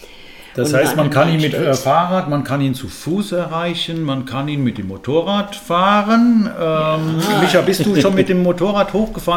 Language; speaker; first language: German; native; German